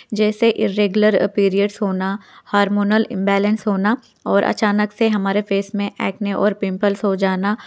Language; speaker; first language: Hindi; non-native, local second language; Telugu